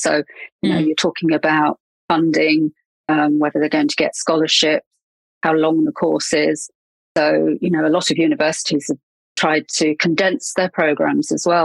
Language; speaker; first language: English; native; English